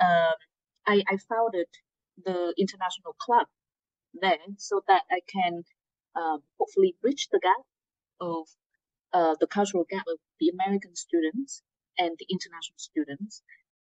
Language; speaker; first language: English; non-native, fluent; Vietnamese